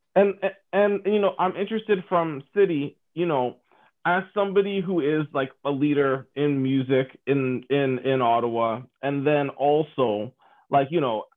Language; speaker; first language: English; native; English